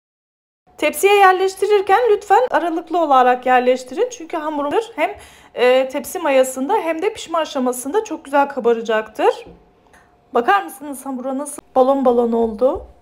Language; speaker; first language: Turkish; native; Turkish